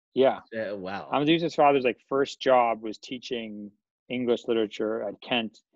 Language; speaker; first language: English; native; English